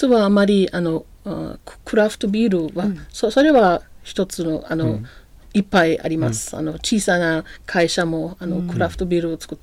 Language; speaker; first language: Japanese; non-native, learner; German